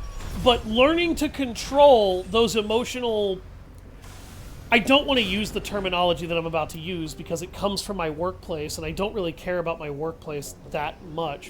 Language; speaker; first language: English; native; English